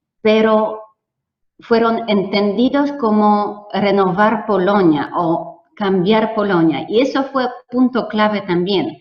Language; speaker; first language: Spanish; non-native, fluent; Polish